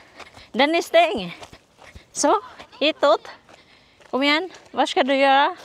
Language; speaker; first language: Swedish; non-native, learner; Filipino